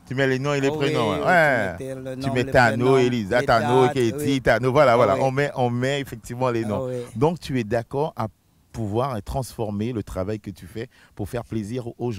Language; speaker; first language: French; native; French